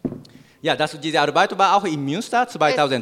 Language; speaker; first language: German; non-native, learner; Japanese